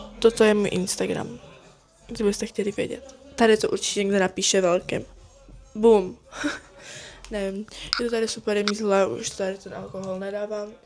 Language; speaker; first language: Czech; native; Czech